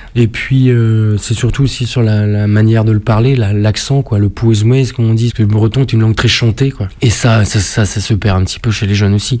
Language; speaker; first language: French; native; French